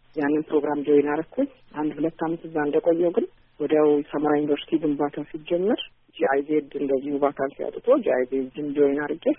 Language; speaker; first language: Amharic; non-native, local second language; Afar